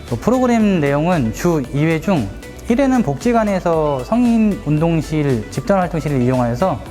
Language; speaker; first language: Korean; native; Korean